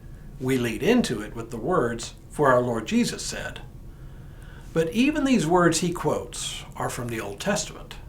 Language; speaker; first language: English; native; English